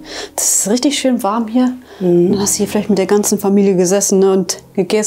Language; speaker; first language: German; native; German